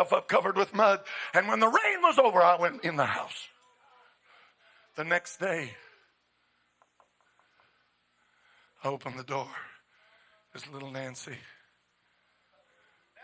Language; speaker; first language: English; native; English